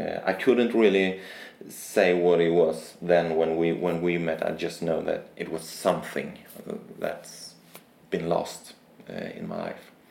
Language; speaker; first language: English; non-native, fluent; Swedish